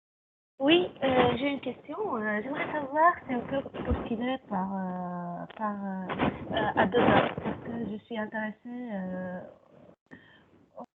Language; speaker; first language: French; non-native, fluent; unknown